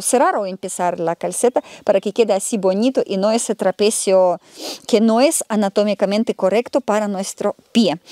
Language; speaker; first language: Spanish; non-native, fluent; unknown